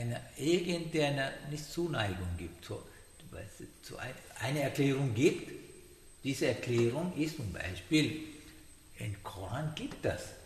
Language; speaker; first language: German; non-native, learner; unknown